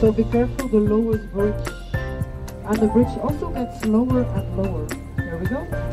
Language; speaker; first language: English; non-native, fluent; Dutch